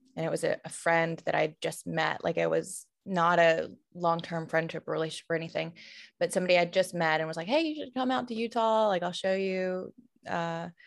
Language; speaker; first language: English; native; English